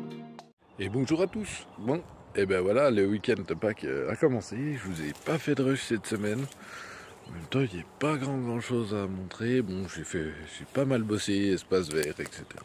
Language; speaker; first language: French; native; French